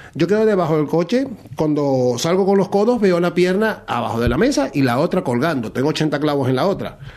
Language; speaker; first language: Spanish; native; Spanish